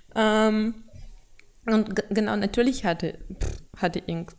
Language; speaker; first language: German; non-native, fluent; Russian